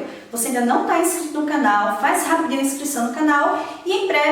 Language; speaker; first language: Portuguese; native; Portuguese